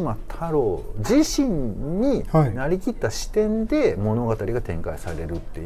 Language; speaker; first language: Japanese; native; Japanese